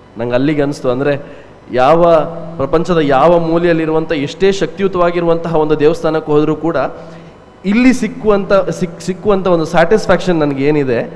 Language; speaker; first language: Kannada; native; Kannada